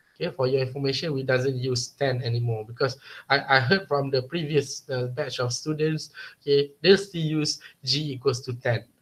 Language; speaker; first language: English; non-native, local second language; Malay